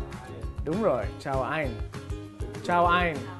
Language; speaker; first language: Vietnamese; non-native, fluent; English